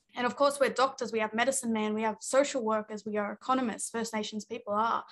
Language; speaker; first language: English; native; English